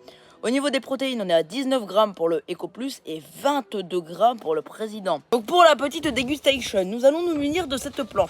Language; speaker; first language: French; native; French